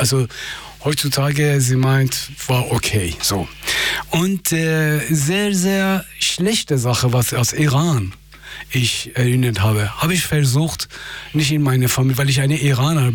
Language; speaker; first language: German; non-native, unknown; Persian